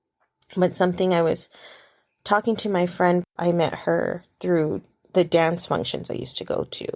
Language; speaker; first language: English; native; English